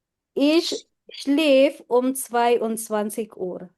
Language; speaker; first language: German; non-native, fluent; Filipino